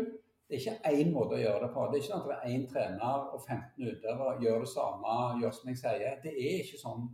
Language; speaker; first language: Norwegian; native; Norwegian